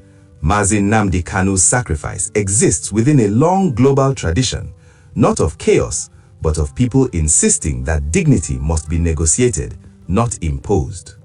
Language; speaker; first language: English; non-native, local second language; Igbo